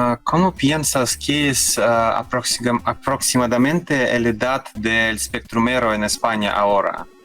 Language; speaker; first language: Spanish; non-native, learner; Russian